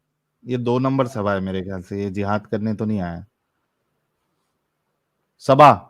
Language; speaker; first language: Hindi; native; Hindi